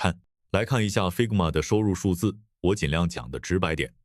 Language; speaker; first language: Chinese; native; Chinese